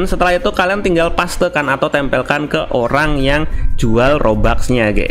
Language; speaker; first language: Indonesian; native; Indonesian